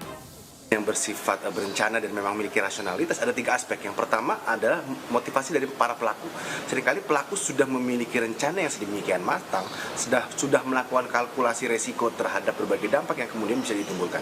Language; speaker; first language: Indonesian; native; Indonesian